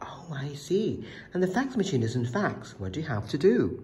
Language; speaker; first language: English; non-native, fluent; Thai